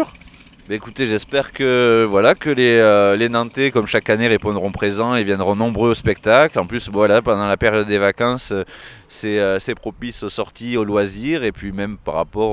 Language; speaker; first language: French; native; French